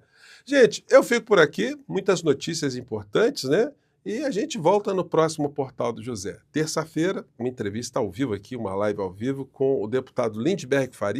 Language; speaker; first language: Portuguese; native; Portuguese